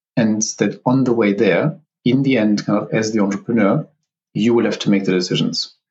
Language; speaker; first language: English; non-native, fluent; German